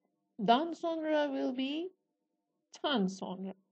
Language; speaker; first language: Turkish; non-native, fluent; Persian